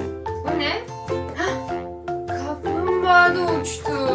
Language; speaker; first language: Turkish; native; Turkish